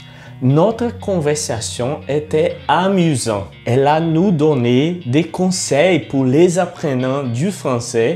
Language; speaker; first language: French; non-native, learner; Portuguese